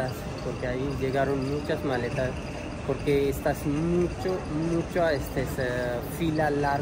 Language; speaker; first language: Spanish; non-native, learner; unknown